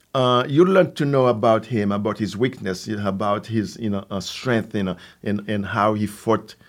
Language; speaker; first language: English; non-native, fluent; Haitian Creole